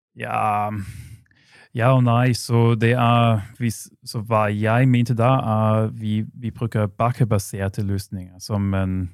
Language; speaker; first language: Norwegian; non-native, fluent; German